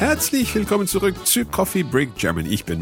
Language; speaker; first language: German; non-native, fluent; English